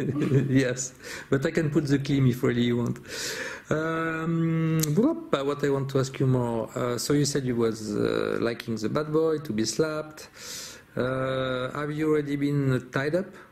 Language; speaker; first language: English; non-native, fluent; French